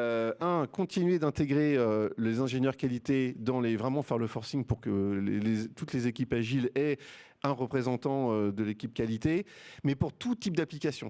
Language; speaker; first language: French; native; French